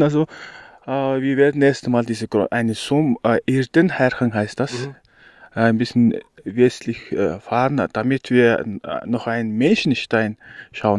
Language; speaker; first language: German; non-native, learner; Mongolian